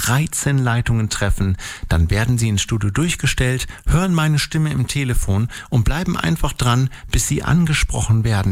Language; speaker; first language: German; native; German